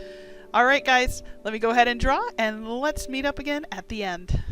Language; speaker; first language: English; native; English